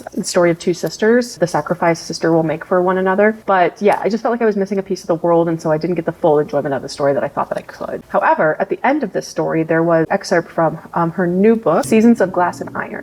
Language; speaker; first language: English; native; English